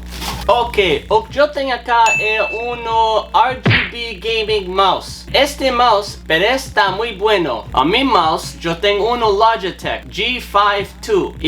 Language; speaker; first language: Spanish; non-native, learner; English